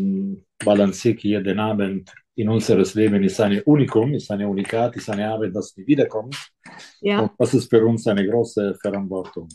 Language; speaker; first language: German; non-native, local second language; Italian